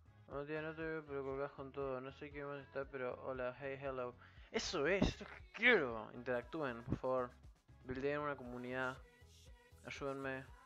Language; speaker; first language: Spanish; native; Spanish